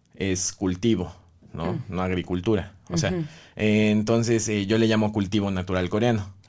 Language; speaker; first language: Spanish; native; Spanish